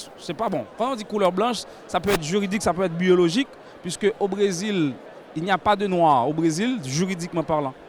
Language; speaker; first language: French; non-native, local second language; Haitian Creole